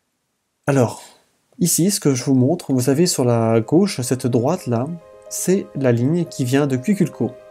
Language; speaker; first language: French; native; French